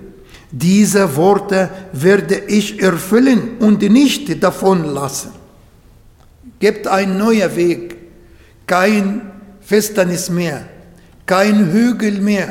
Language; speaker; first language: German; non-native, fluent; Arabic